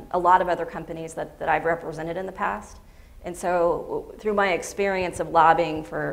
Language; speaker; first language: English; native; English